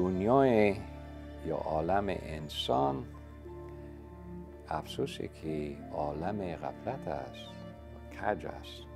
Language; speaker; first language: Persian; non-native, fluent; English